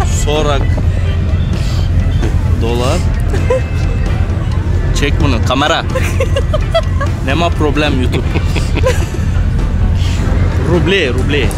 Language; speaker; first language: Russian; non-native, learner; Turkish